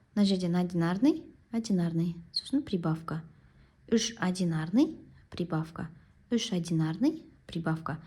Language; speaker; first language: Russian; non-native, local second language; Kazakh